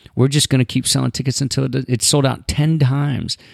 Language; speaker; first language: English; native; English